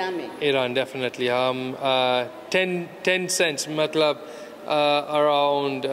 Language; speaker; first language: Hindi; early bilingual, heritage; Hindi